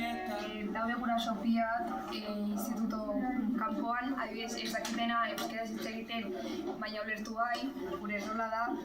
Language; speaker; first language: Basque; non-native, local second language; Spanish